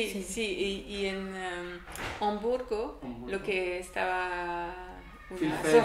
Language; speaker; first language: Spanish; non-native, learner; French